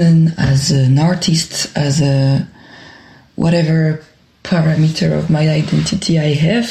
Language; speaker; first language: English; non-native, fluent; French